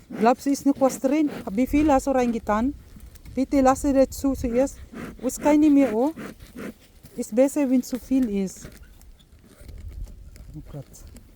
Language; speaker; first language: German; non-native, learner; Filipino